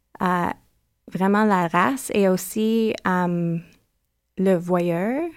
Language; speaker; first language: French; non-native, learner; English